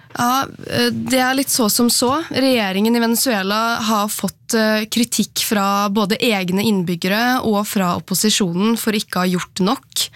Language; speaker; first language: Norwegian; native; Norwegian